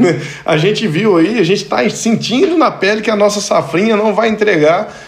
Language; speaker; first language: Portuguese; native; Portuguese